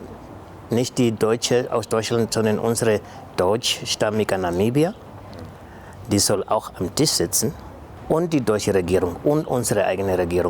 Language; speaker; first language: German; non-native, local second language; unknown